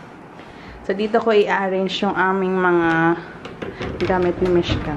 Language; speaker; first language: Filipino; non-native, local second language; Hiligaynon